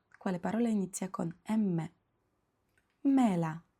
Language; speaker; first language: Italian; non-native, fluent; Ukrainian